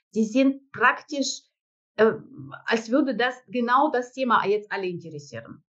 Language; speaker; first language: German; non-native, fluent; Russian